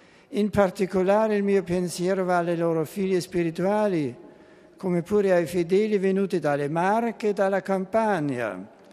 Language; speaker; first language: Italian; non-native, fluent; German